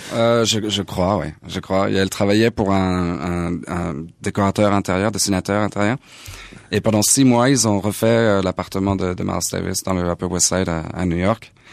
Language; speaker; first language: French; native; French